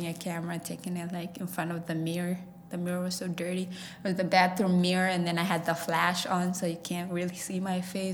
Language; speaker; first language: English; early bilingual, other home language; Somali